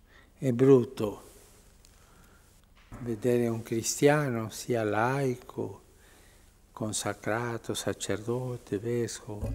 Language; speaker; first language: Italian; non-native, fluent; Spanish